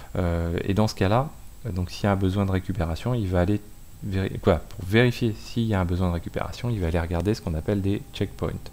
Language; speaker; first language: French; native; French